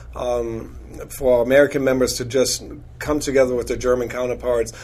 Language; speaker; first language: English; non-native, fluent; German